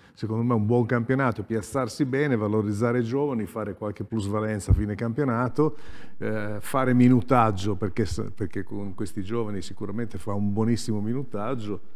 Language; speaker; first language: Italian; native; Italian